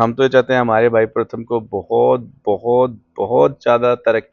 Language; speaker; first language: Hindi; native; Hindi